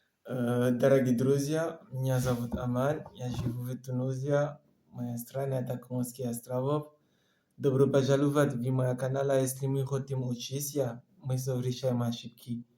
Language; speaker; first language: Russian; non-native, learner; French